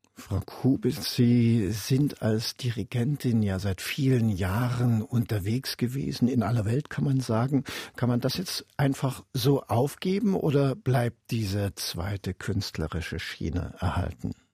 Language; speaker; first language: German; native; German